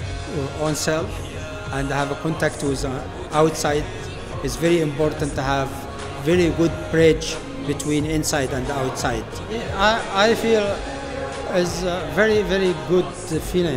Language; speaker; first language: English; non-native, learner; Arabic